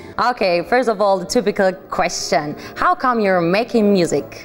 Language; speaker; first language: English; non-native, fluent; German